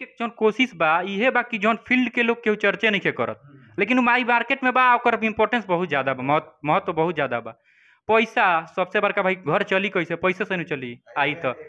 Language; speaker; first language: Hindi; native; Hindi